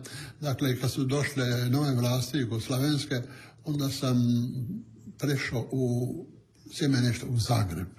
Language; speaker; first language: Serbian; non-native, local second language; Italian